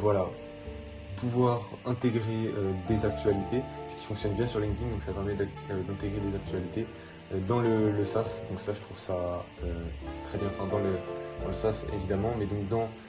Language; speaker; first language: French; native; French